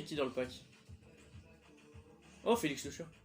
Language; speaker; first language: French; native; French